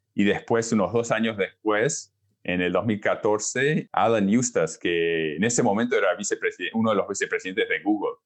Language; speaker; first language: Spanish; early bilingual, heritage; Spanish